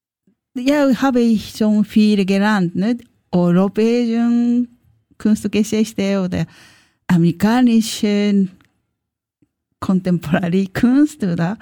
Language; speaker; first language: German; non-native, learner; Japanese